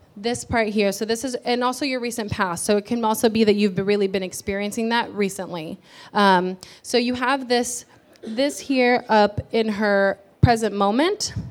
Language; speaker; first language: English; early bilingual, other home language; Spanish